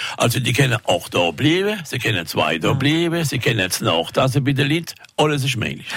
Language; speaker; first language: German; non-native, local second language; French